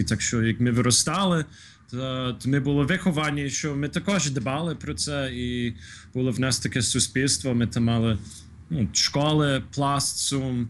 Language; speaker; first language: Ukrainian; early bilingual, heritage; Ukrainian